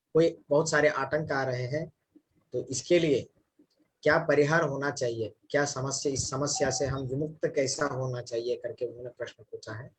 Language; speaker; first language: Hindi; non-native, local second language; Kannada